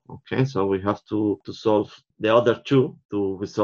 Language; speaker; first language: English; non-native, fluent; Spanish